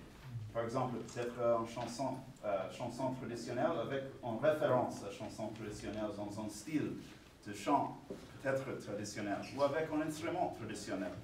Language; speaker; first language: French; non-native, fluent; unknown